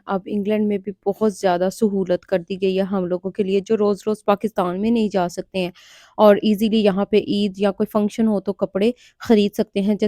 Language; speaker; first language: Urdu; non-native, local second language; Punjabi